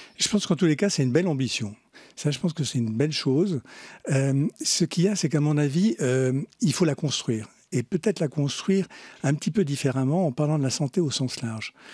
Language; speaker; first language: French; native; French